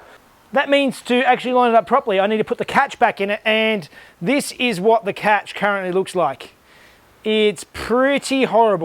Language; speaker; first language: English; native; English